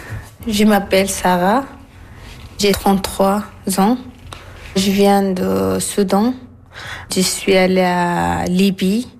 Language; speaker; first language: French; non-native, learner; Arabic